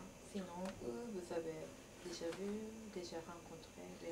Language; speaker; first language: French; non-native, learner; Japanese